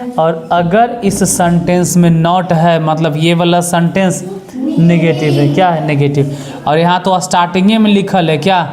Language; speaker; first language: Hindi; native; Hindi